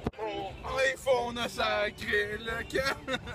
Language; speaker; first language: French; native; French